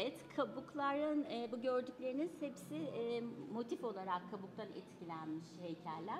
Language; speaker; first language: Turkish; native; Turkish